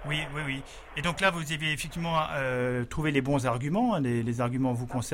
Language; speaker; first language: French; native; French